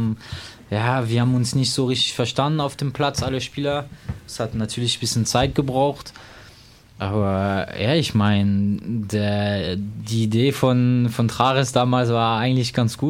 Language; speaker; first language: German; non-native, fluent; French